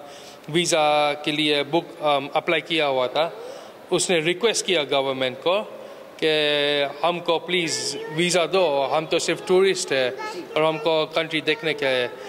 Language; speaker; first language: Hindi; early bilingual, heritage; Hindi